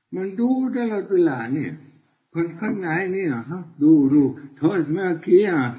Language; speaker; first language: Thai; non-native, fluent; German